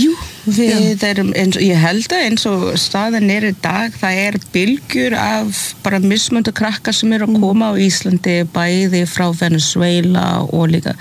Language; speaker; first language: Icelandic; non-native, fluent; English